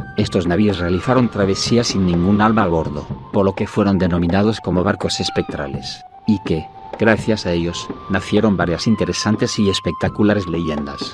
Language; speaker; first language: Spanish; native; Spanish